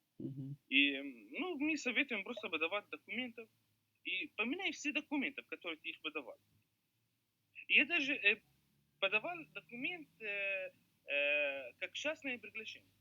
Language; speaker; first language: Russian; non-native, learner; Arabic